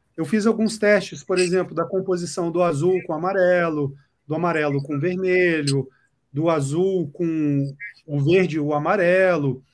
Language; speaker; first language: Portuguese; native; Portuguese